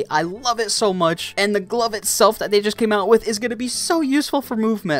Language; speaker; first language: English; native; English